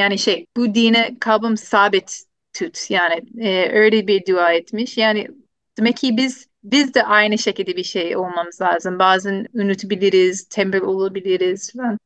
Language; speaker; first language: Turkish; non-native, fluent; English